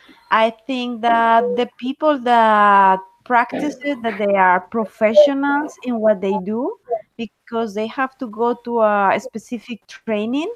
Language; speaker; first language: English; non-native, fluent; Spanish